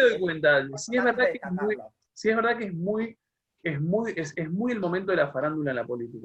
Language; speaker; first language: Spanish; native; Spanish